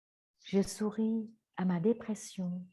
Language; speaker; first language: French; non-native, fluent; Vietnamese